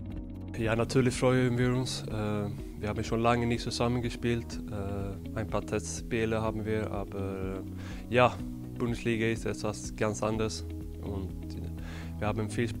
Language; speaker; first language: German; non-native, fluent; Swedish